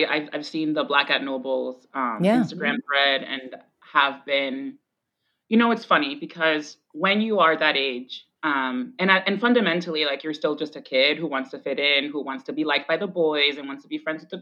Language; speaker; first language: English; early bilingual, other home language; Spanish